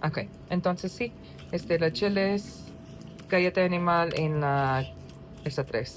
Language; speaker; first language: Spanish; non-native, learner; English